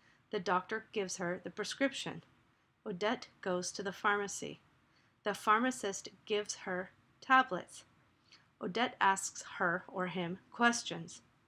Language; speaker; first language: English; native; English